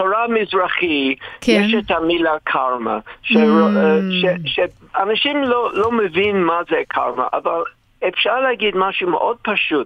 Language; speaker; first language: Hebrew; non-native, fluent; English